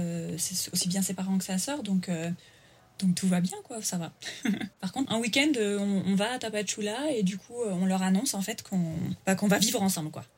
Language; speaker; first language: French; native; French